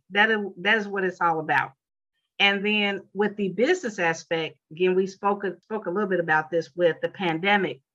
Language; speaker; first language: English; native; English